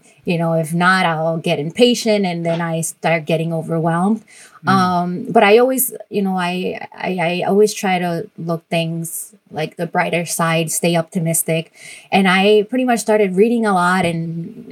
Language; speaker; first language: English; non-native, fluent; Spanish